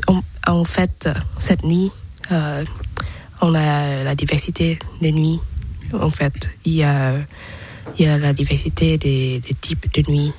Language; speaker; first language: French; non-native, learner; Thai